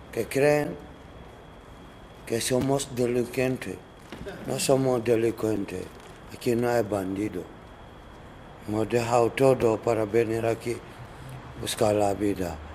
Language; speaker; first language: Spanish; non-native, learner; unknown